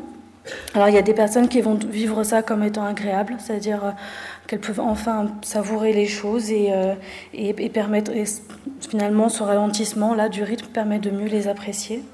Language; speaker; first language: French; native; French